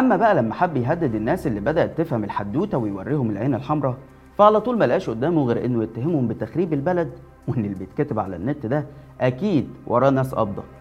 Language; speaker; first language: Arabic; native; Arabic